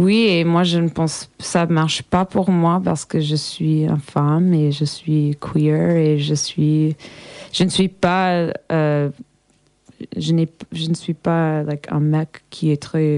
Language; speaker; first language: French; non-native, learner; English